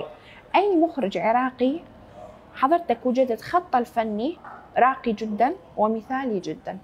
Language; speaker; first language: Arabic; native; Arabic